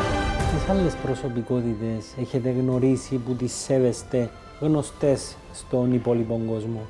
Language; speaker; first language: Greek; native; Greek